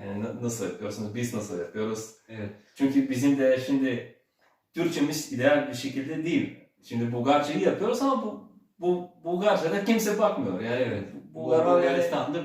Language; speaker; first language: Turkish; early bilingual, heritage; Turkish